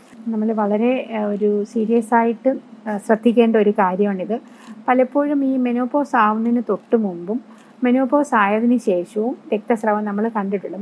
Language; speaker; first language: Malayalam; native; Malayalam